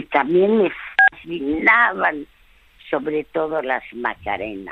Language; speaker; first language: Spanish; early bilingual, other home language; French